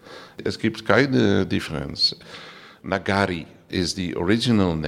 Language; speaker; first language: German; non-native, learner; Dutch